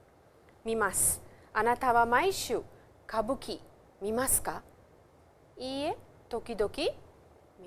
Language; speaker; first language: Japanese; non-native, fluent; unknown